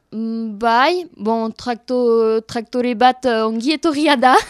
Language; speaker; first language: Basque; non-native, learner; French